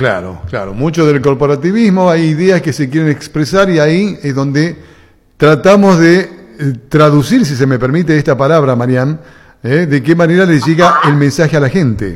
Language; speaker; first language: Spanish; native; Spanish